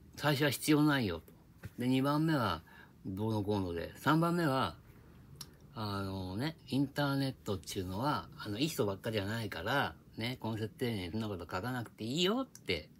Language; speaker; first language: Japanese; native; Japanese